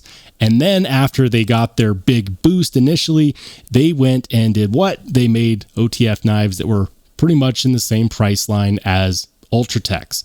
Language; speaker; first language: English; native; English